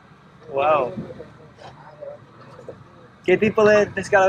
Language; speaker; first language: Spanish; non-native, learner; English